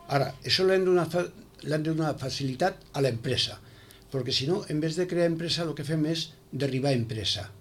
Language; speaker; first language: Catalan; native; Catalan